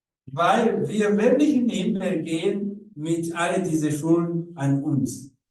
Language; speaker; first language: German; non-native, learner; Rundi